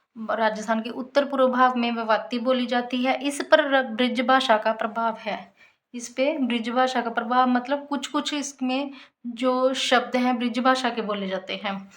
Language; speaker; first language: Hindi; native; Hindi